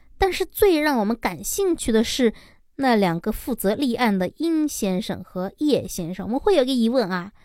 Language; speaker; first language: Chinese; native; Chinese